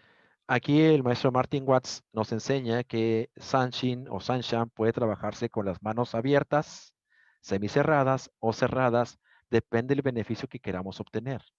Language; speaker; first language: Spanish; native; Spanish